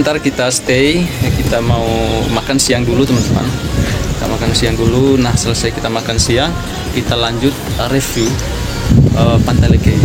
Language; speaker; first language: Indonesian; native; Indonesian